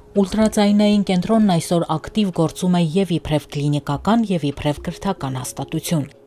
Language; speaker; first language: Armenian; native; Armenian